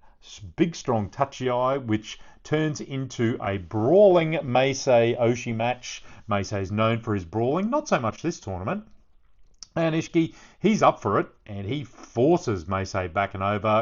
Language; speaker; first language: English; native; English